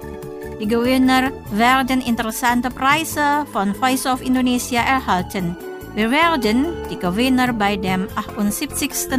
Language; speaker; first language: German; non-native, fluent; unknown